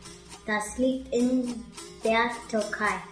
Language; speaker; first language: German; early bilingual, other home language; Kurdish